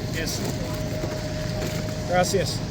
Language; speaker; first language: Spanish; non-native, learner; English